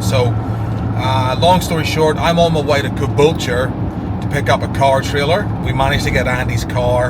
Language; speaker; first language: English; native; English